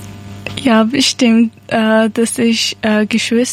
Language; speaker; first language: German; non-native, learner; Persian